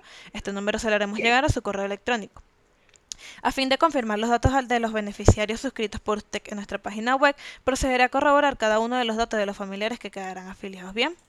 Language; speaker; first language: Spanish; native; Spanish